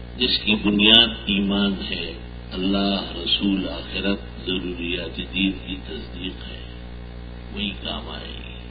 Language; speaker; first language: Urdu; non-native, local second language; Pashto